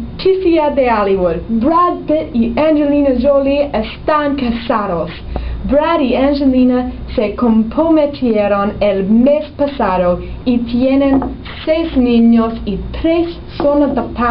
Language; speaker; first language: Spanish; non-native, learner; English